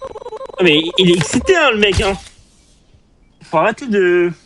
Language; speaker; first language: French; native; French